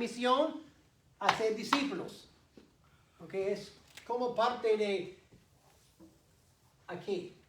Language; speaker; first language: Spanish; non-native, fluent; English